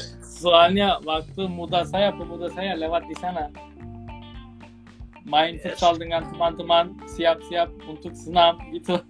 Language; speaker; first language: Indonesian; non-native, fluent; Turkish